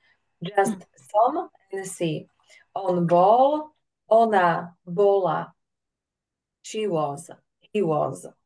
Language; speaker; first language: English; non-native, fluent; Slovak